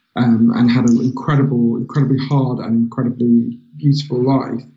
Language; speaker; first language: English; native; English